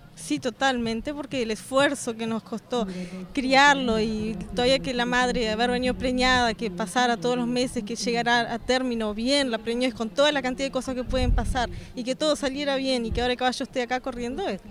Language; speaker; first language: Spanish; native; Spanish